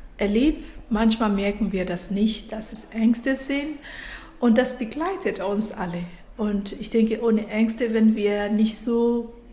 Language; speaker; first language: German; non-native, fluent; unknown